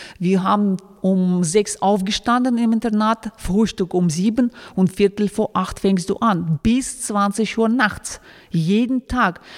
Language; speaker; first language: German; non-native, fluent; Russian